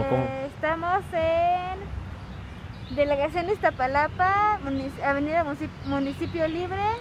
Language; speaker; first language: Spanish; native; Spanish